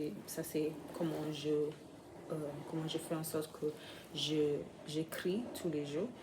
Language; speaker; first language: French; non-native, fluent; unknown